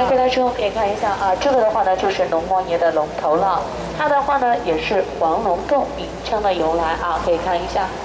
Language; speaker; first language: Chinese; native; Chinese